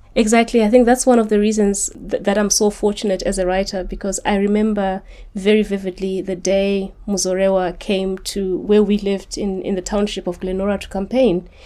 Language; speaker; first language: English; non-native, local second language; Shona